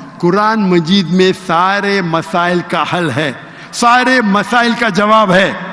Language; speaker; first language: Urdu; non-native, local second language; Konkani